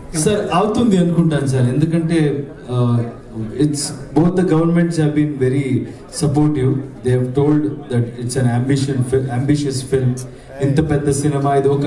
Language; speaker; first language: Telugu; non-native, learner; Kannada